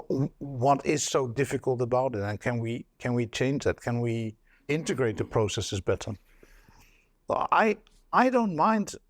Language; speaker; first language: English; non-native, fluent; Dutch